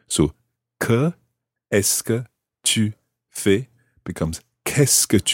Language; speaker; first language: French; non-native, fluent; English